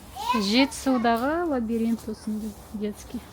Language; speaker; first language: Kazakh; native; Kazakh